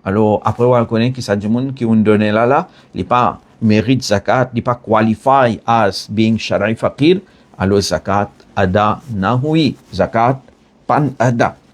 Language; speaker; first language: French; non-native, learner; Morisyen